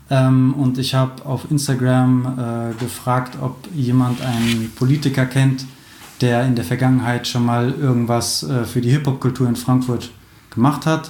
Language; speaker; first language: German; native; German